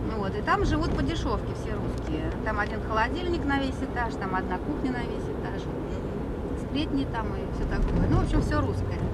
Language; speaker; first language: Russian; native; Russian